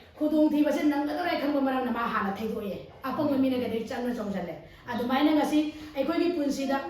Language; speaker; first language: Manipuri; native; Manipuri